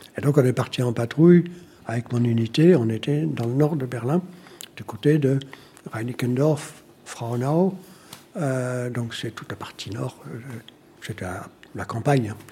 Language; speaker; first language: French; native; French